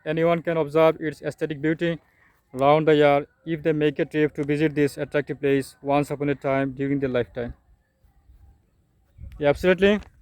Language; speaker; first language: English; non-native, local second language; Bangla